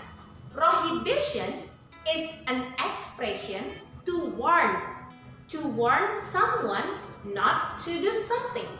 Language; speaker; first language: English; non-native, fluent; Indonesian